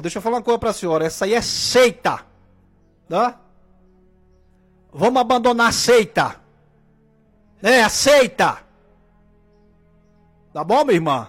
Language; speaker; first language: Portuguese; native; Portuguese